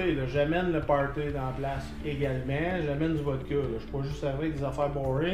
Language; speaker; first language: French; native; French